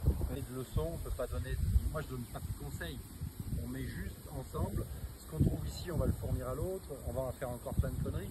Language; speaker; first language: French; native; French